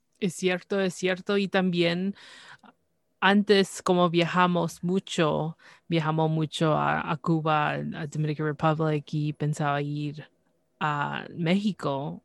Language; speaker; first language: Spanish; early bilingual, heritage; Spanish